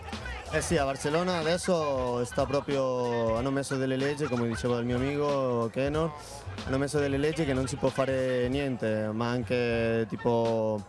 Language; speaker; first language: Italian; non-native, fluent; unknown